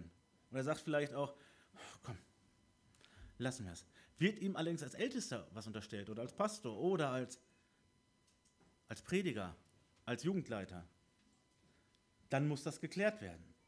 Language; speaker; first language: German; native; German